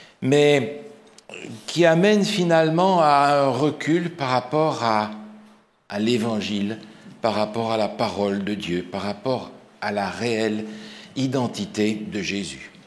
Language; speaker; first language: French; native; French